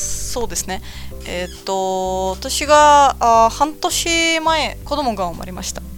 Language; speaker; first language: Japanese; non-native, fluent; Latvian